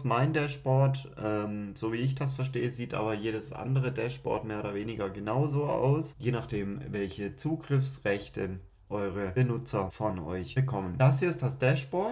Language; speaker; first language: German; native; German